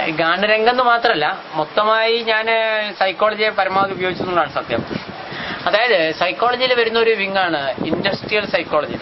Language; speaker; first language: Malayalam; non-native, local second language; Hindi